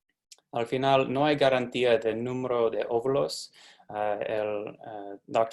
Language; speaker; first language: Spanish; non-native, fluent; English